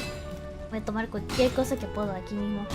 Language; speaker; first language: Spanish; early bilingual, heritage; Spanish